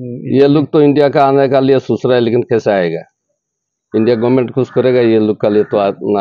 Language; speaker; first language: Hindi; non-native, learner; Bangla